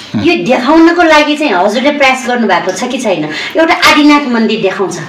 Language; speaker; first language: Nepali; non-native, local second language; Newari